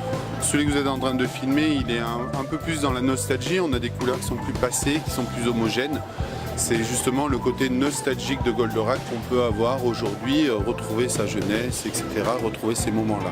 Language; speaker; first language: French; native; French